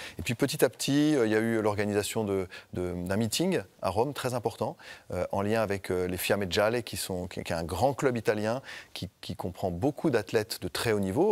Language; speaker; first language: French; native; French